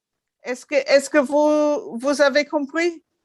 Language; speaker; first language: French; non-native, fluent; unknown